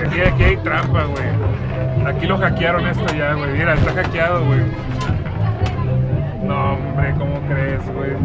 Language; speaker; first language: Spanish; native; Spanish